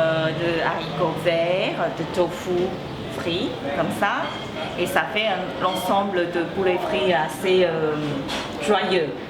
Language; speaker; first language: French; non-native, fluent; Chinese